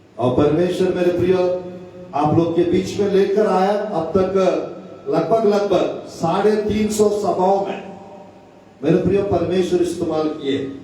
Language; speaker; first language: Hindi; non-native, local second language; Telugu